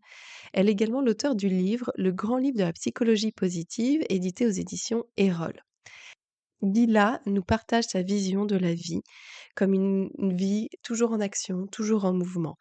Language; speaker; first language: French; native; French